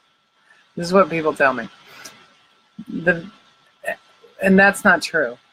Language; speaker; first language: English; native; English